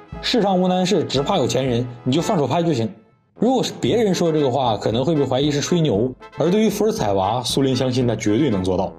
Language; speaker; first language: Chinese; native; Chinese